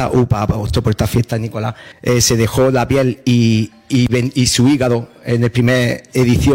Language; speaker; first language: Spanish; native; Spanish